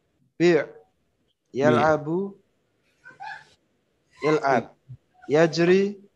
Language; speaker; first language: Arabic; non-native, fluent; Indonesian